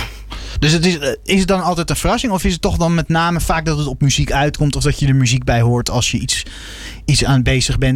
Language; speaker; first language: Dutch; native; Dutch